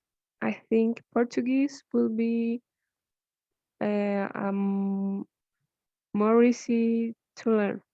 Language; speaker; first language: English; non-native, learner; Spanish